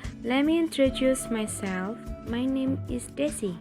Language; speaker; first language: English; non-native, fluent; Indonesian